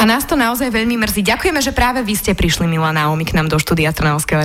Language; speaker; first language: Slovak; native; Slovak